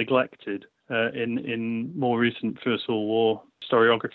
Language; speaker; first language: English; native; English